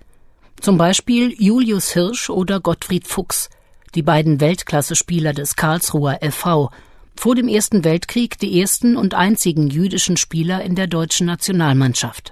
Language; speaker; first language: German; native; German